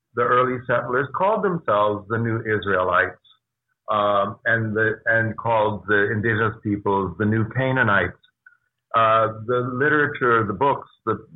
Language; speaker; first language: English; native; English